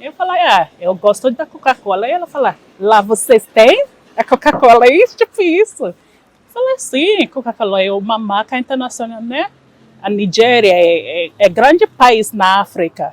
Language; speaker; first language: Portuguese; non-native, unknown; Igbo